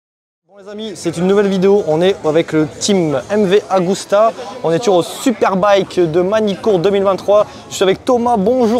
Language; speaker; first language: French; native; French